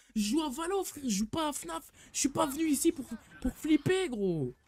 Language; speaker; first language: French; native; French